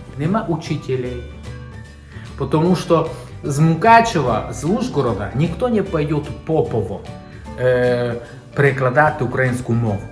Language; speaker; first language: Ukrainian; non-native, local second language; Hungarian